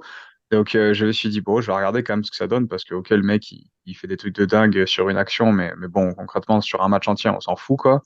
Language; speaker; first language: French; native; French